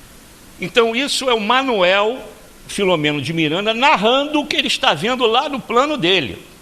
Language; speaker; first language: Portuguese; native; Portuguese